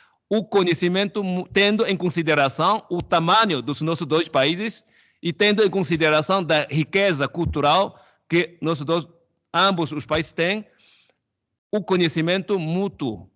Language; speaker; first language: Portuguese; non-native, fluent; Chinese